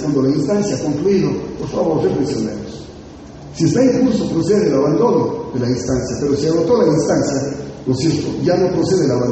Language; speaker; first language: Spanish; native; Spanish